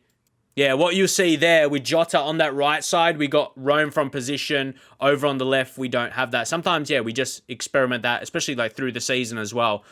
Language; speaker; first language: English; native; English